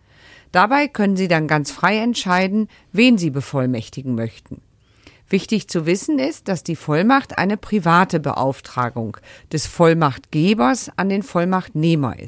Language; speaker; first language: German; native; German